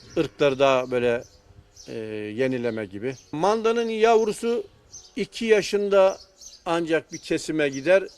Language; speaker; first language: Turkish; native; Turkish